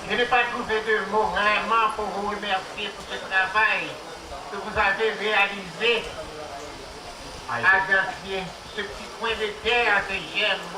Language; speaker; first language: French; non-native, local second language; Haitian Creole